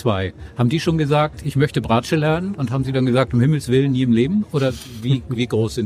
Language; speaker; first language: German; native; German